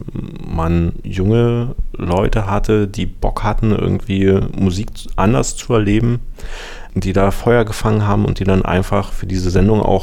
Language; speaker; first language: German; native; German